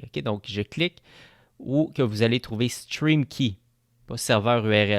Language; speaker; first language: French; native; French